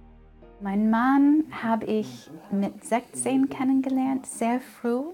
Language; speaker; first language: German; non-native, fluent; English